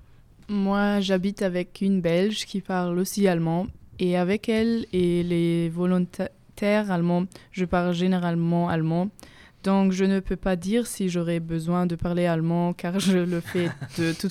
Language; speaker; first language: French; non-native, fluent; German